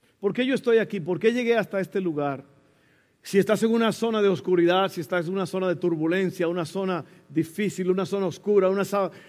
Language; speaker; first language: Spanish; early bilingual, heritage; Spanish